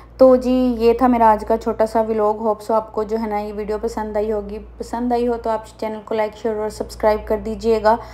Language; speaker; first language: Urdu; native; Urdu